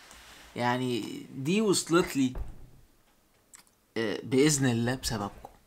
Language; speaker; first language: Arabic; native; Arabic